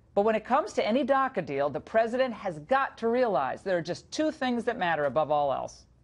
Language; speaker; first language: English; native; English